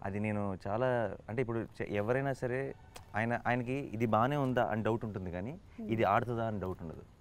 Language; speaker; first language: Telugu; native; Telugu